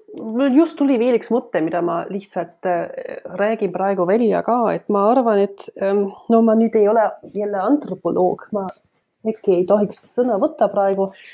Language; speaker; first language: Estonian; non-native, fluent; German